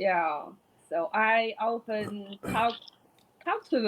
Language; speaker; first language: English; non-native, learner; Chinese